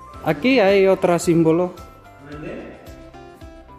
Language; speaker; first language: Spanish; non-native, learner; Indonesian